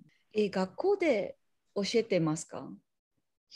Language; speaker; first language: Japanese; non-native, learner; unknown